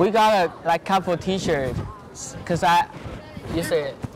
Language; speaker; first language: English; non-native, learner; Chinese